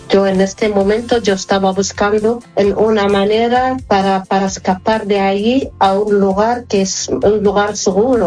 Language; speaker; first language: Spanish; non-native, fluent; Arabic